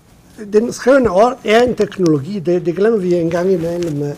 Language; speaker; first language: Danish; non-native, fluent; Italian